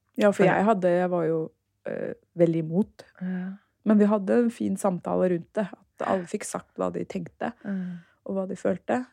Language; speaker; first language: Norwegian; early bilingual, other home language; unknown